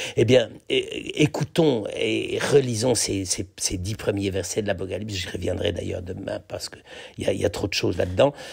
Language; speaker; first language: French; native; French